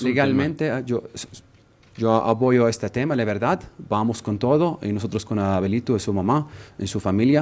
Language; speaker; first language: Spanish; non-native, learner; Arabic